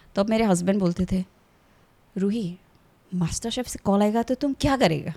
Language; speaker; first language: Hindi; non-native, local second language; Assamese